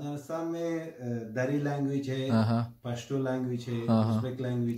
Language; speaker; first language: Hindi; non-native, fluent; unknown